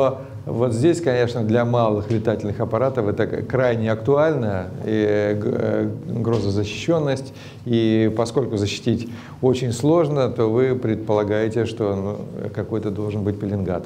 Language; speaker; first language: Russian; native; Russian